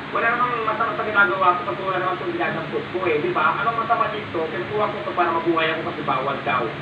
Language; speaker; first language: Filipino; native; Filipino